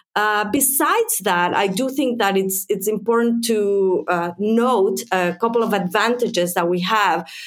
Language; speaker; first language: English; non-native, fluent; Spanish